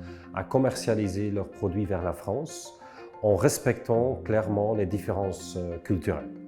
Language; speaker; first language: French; non-native, local second language; Dutch